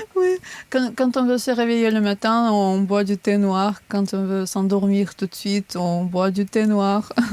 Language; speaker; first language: French; non-native, fluent; Azerbaijani